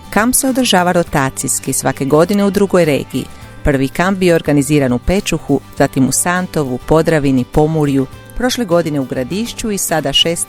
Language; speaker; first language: Croatian; native; Croatian